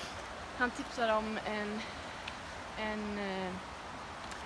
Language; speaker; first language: Swedish; native; Swedish